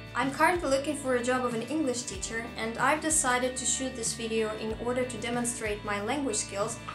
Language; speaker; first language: English; non-native, fluent; Russian